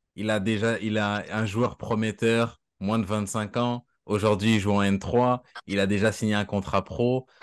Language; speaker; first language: French; native; French